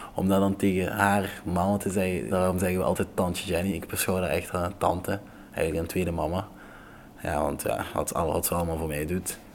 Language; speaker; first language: Dutch; non-native, fluent; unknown